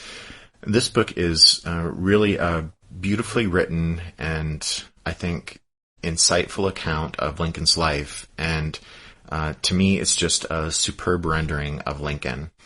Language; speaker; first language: English; native; English